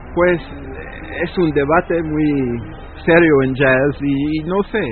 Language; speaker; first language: Spanish; non-native, fluent; English